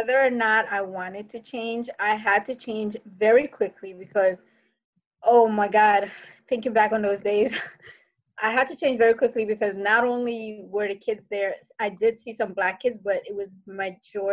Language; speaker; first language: English; early bilingual, other home language; Fula